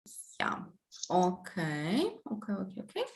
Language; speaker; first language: English; non-native, fluent; Russian